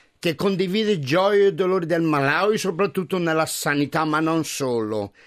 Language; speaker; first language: Italian; native; Italian